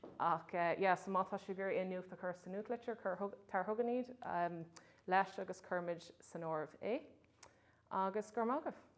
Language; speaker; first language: Irish; non-native, local second language; English